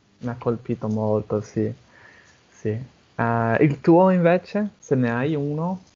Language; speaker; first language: Italian; non-native, fluent; English